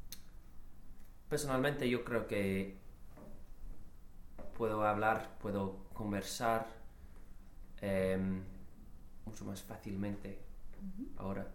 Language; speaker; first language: Spanish; non-native, learner; English